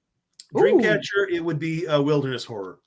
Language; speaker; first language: English; native; English